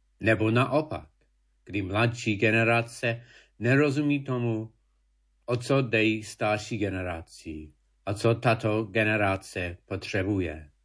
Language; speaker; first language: Czech; non-native, fluent; English